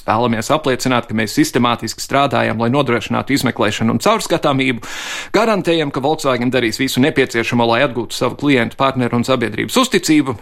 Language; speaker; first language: Latvian; early bilingual, heritage; Latvian